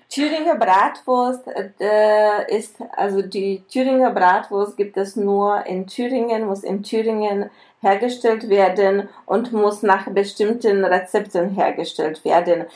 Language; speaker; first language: German; non-native, fluent; Czech